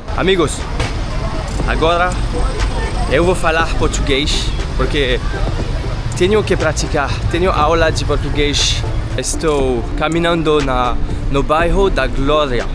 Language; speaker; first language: Portuguese; non-native, learner; French